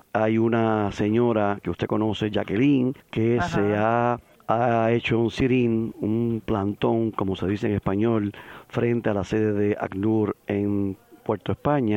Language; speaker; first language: Spanish; native; Spanish